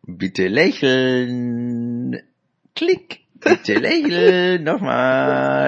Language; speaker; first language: German; native; German